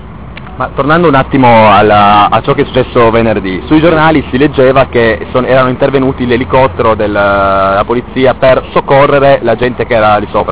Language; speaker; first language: Italian; native; Italian